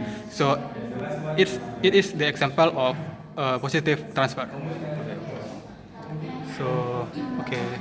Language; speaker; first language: English; non-native, learner; Indonesian